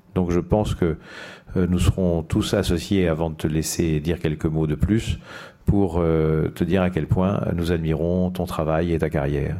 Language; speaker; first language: French; native; French